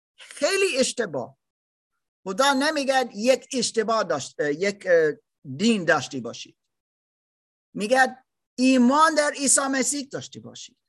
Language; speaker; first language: Persian; non-native, learner; German